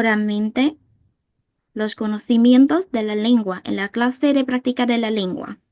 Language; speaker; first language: Spanish; non-native, fluent; Vietnamese